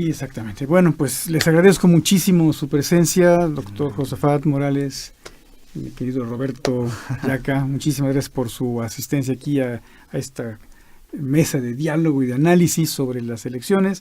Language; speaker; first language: Spanish; native; Spanish